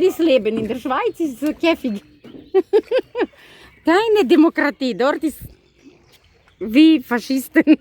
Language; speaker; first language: German; non-native, learner; Macedonian